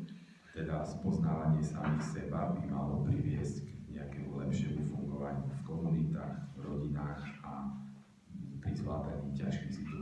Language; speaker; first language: Slovak; native; Slovak